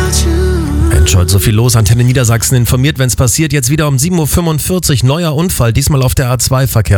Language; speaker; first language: German; native; German